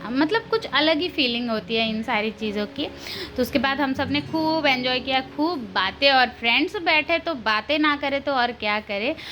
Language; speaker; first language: Hindi; non-native, local second language; Telugu